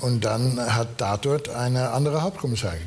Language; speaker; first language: German; non-native, learner; Dutch